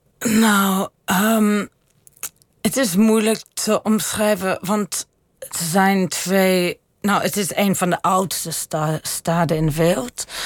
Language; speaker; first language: Dutch; early bilingual, heritage; Dutch